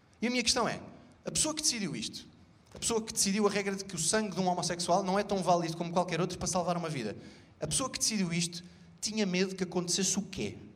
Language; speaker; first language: Portuguese; native; Portuguese